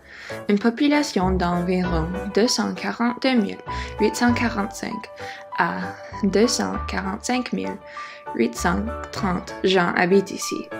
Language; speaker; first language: French; non-native, local second language; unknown